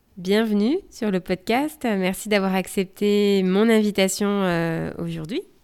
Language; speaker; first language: French; native; French